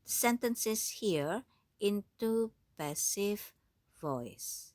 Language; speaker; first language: English; non-native, fluent; Indonesian